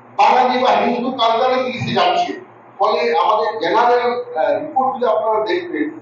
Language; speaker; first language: Bangla; non-native, local second language; Santali